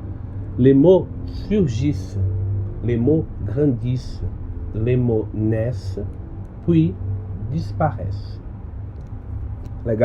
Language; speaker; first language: French; non-native, learner; Portuguese